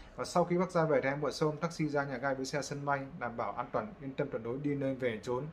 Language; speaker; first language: Vietnamese; native; Vietnamese